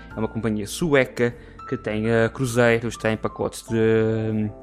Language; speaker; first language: English; non-native, learner; Portuguese